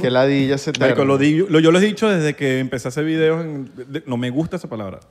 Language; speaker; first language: Spanish; native; Spanish